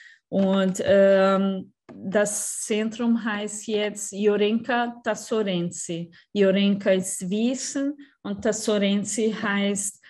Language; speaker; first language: German; non-native, fluent; Portuguese